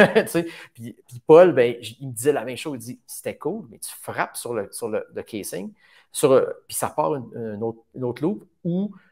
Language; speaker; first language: French; native; French